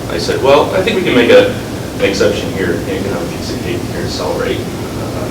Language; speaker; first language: English; native; English